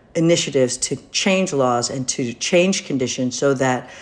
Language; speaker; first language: English; native; English